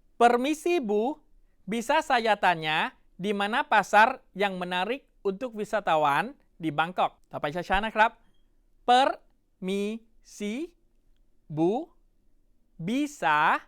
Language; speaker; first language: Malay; non-native, fluent; Thai